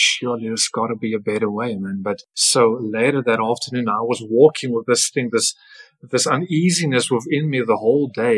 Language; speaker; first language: English; non-native, local second language; Afrikaans